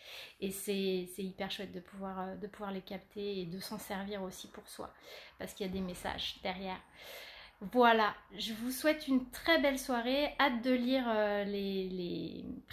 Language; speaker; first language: French; native; French